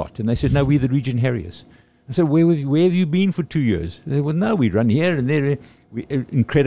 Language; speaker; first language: English; native; English